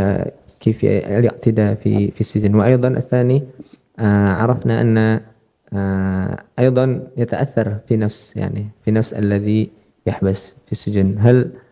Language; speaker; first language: Arabic; non-native, learner; Indonesian